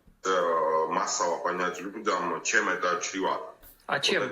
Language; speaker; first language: Ukrainian; non-native, learner; Georgian